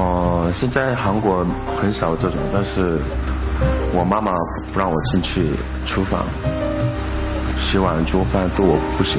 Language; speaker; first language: Chinese; non-native, fluent; Korean